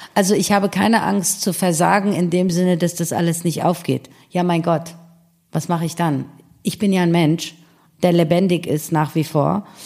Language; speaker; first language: German; early bilingual, other home language; Persian